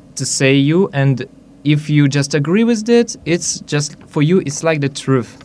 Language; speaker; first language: English; non-native, learner; Hungarian